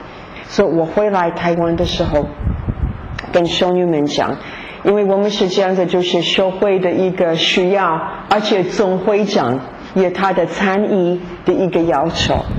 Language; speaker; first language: Chinese; non-native, fluent; English